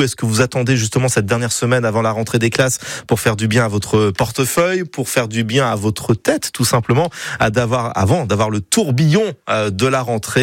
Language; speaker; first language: French; native; French